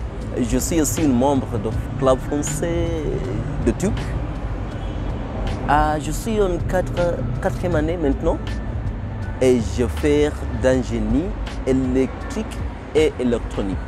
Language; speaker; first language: French; non-native, learner; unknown